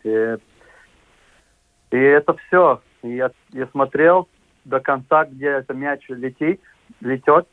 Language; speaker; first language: Russian; non-native, local second language; Latvian